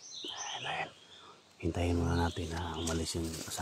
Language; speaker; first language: Filipino; non-native, local second language; Cebuano